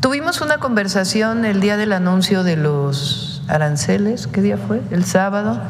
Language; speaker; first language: Spanish; native; Spanish